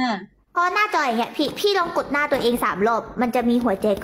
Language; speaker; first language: Thai; early bilingual, other home language; Korean